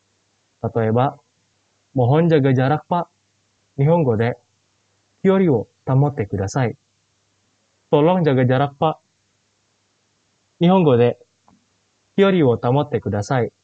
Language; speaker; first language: Japanese; non-native, fluent; Indonesian